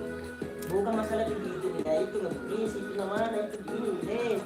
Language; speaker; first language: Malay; non-native, local second language; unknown